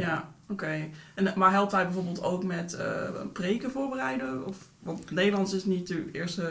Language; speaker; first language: Dutch; native; Dutch